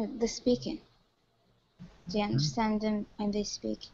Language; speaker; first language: English; non-native, learner; Arabic